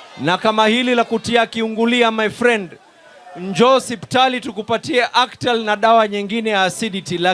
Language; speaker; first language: Swahili; native; Swahili